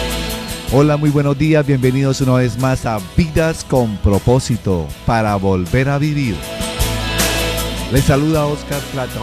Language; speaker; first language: Spanish; native; Spanish